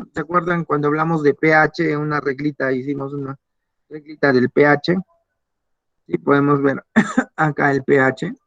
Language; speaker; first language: Spanish; native; Spanish